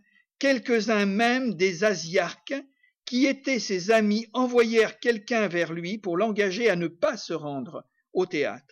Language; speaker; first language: French; native; French